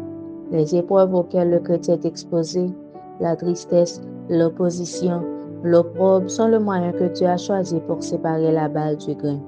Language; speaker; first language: French; non-native, local second language; Haitian Creole